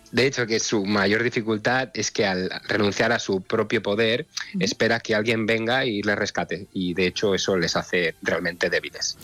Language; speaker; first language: Spanish; native; Spanish